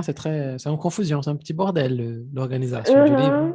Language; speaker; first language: French; non-native, fluent; Portuguese